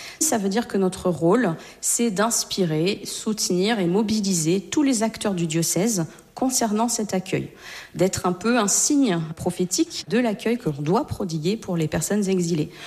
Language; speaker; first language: French; native; French